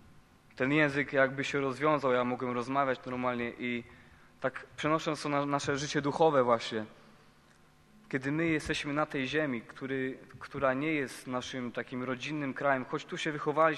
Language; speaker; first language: Polish; native; Polish